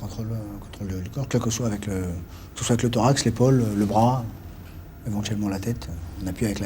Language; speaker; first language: French; native; French